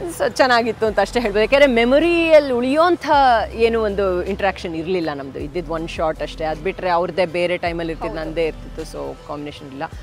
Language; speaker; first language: Kannada; native; Kannada